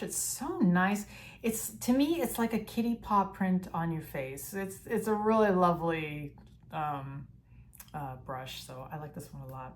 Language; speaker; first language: English; native; English